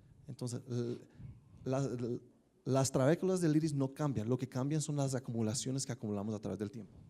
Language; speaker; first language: Spanish; native; Spanish